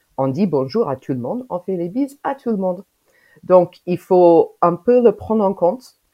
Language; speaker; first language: French; non-native, fluent; English